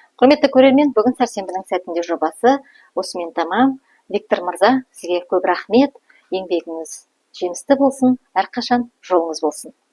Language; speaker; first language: Kazakh; native; Kazakh